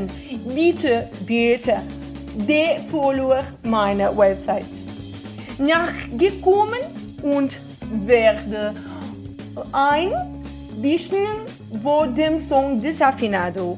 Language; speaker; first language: German; non-native, learner; Portuguese